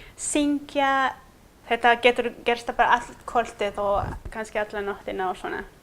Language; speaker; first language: Icelandic; non-native, fluent; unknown